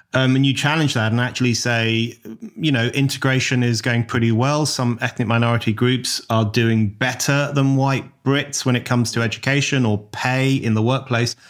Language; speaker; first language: English; native; English